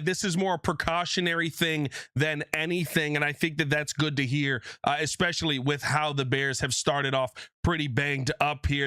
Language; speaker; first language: English; native; English